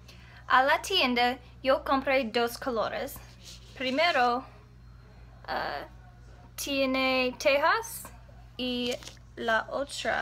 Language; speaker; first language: Spanish; non-native, learner; English